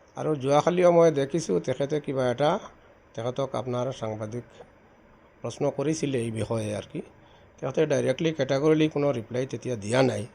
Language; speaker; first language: Assamese; non-native, local second language; Sylheti